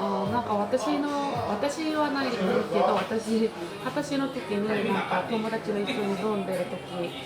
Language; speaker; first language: Japanese; non-native, learner; Korean